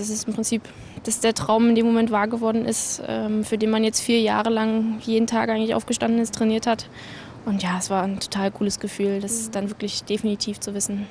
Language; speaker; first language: German; native; German